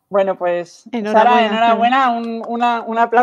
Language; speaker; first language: Spanish; native; Spanish